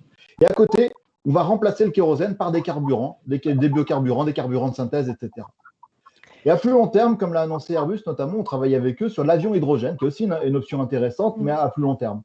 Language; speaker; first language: French; native; French